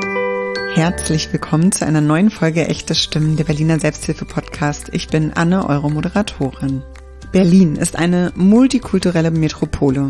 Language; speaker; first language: German; native; German